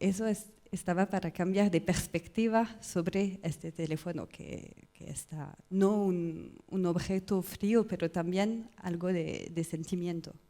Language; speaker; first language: Spanish; non-native, learner; French